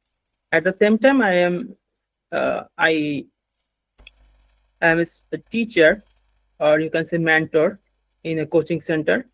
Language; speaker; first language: English; non-native, learner; Bangla